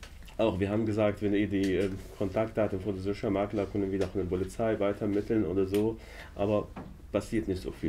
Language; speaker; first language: German; non-native, learner; Arabic